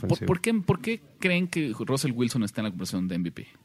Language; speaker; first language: Spanish; native; Spanish